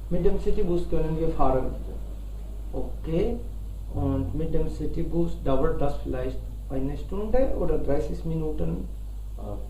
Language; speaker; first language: German; non-native, fluent; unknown